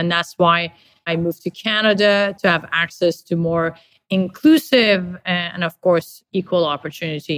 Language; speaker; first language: English; non-native, fluent; Persian